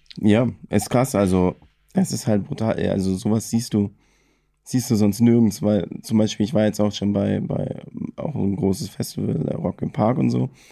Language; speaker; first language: German; native; German